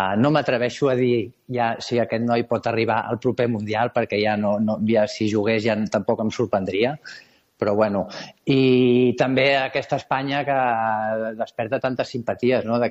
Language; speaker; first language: Catalan; native; Catalan